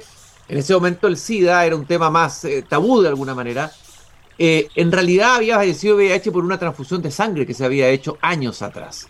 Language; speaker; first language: Spanish; native; Spanish